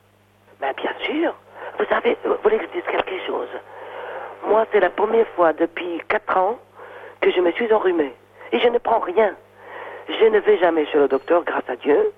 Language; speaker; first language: French; non-native, fluent; Portuguese